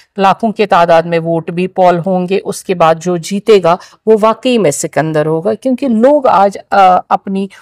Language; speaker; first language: Hindi; non-native, local second language; Kashmiri